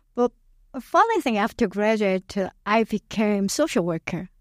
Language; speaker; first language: English; non-native, learner; Korean